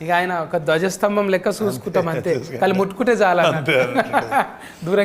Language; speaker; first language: Telugu; native; Telugu